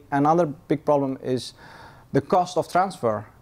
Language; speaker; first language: English; non-native, fluent; Persian